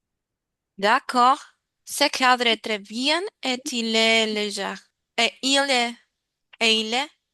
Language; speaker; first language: French; non-native, learner; Spanish